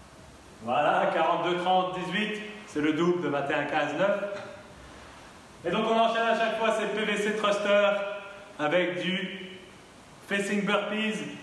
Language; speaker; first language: French; native; French